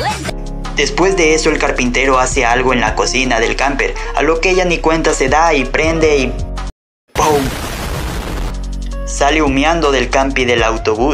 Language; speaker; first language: Spanish; native; Spanish